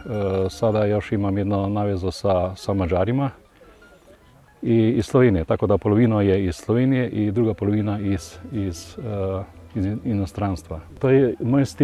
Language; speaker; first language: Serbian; non-native, learner; Slovenian